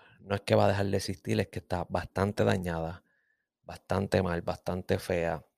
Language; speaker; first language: Spanish; native; Spanish